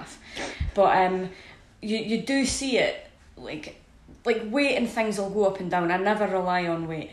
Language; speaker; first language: English; native; English